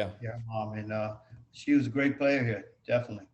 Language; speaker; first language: English; native; English